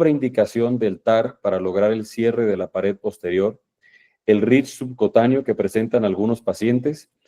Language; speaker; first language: Spanish; native; Spanish